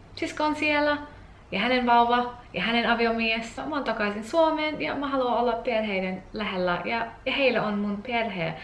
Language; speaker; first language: Finnish; non-native, learner; English